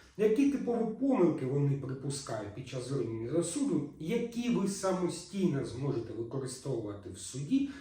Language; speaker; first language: Ukrainian; native; Ukrainian